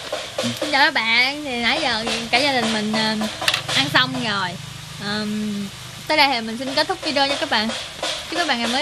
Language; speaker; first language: Vietnamese; native; Vietnamese